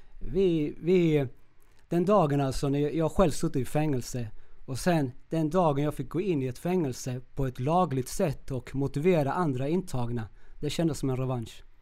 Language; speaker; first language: Swedish; early bilingual, other home language; Spanish